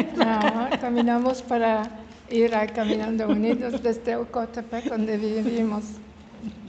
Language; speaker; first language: Spanish; non-native, learner; French